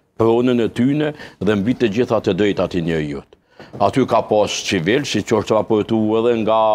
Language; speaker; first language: Albanian; native; Albanian